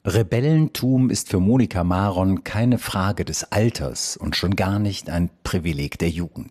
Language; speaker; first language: German; native; German